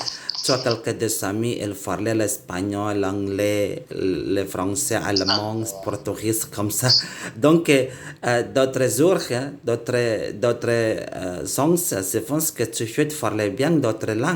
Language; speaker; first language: French; non-native, learner; Indonesian